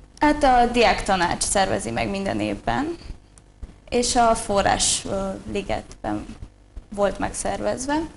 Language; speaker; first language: Hungarian; native; Hungarian